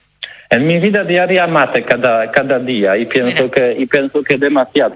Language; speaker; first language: Spanish; non-native, learner; Polish